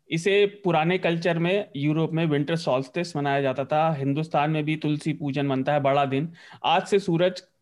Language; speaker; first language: Hindi; native; Hindi